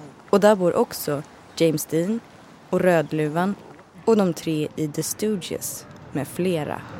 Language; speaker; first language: Swedish; native; Swedish